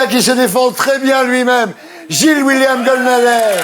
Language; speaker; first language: French; native; French